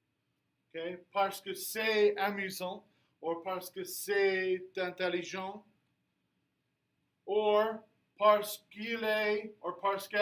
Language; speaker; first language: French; non-native, fluent; English